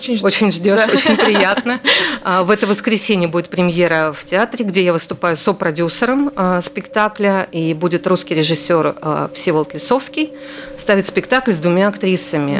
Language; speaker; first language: Russian; native; Russian